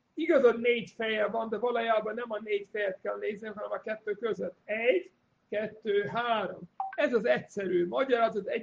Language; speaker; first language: Hungarian; non-native, fluent; English